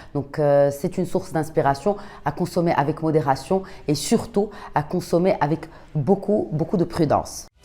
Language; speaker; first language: French; non-native, local second language; Arabic